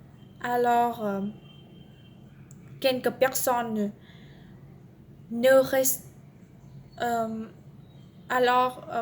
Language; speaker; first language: French; non-native, learner; Vietnamese